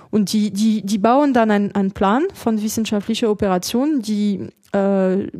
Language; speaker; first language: German; non-native, fluent; French